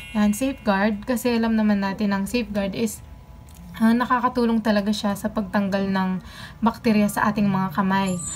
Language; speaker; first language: Filipino; non-native, local second language; Pampanga